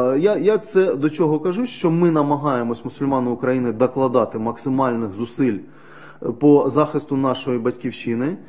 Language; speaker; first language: Ukrainian; native; Ukrainian